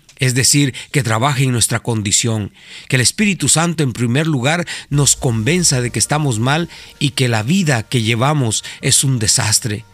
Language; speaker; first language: Spanish; native; Spanish